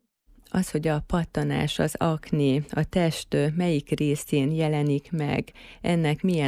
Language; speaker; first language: Hungarian; native; Hungarian